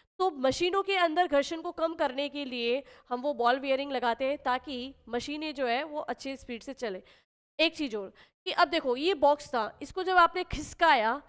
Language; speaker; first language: Hindi; native; Hindi